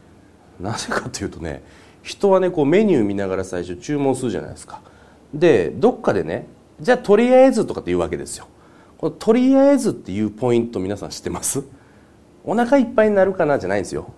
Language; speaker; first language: Japanese; native; Japanese